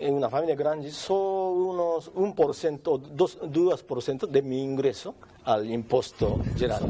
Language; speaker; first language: Portuguese; non-native, learner; Japanese